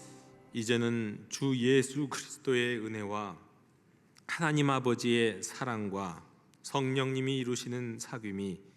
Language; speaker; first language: Korean; native; Korean